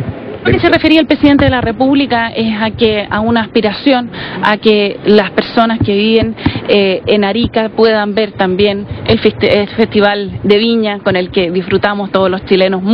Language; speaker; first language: Spanish; native; Spanish